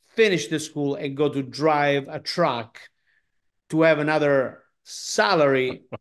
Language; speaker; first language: English; non-native, learner; Italian